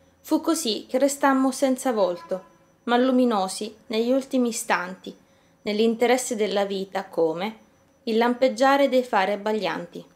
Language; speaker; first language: Italian; native; Italian